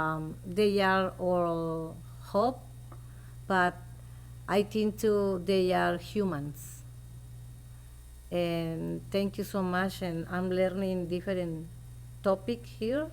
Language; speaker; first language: English; non-native, local second language; Spanish